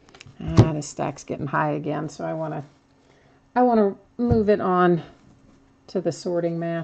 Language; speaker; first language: English; native; English